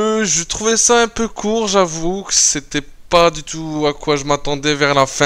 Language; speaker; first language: French; native; French